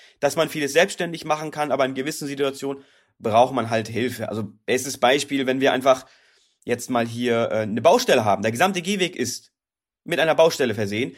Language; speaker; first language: German; native; German